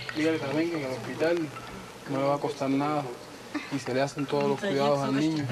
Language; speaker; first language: Spanish; native; Spanish